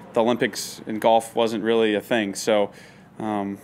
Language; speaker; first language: English; native; English